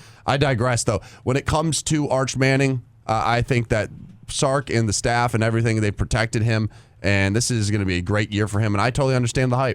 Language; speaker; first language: English; native; English